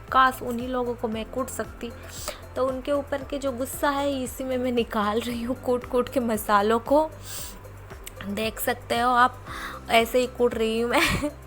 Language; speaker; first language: Hindi; non-native, local second language; Odia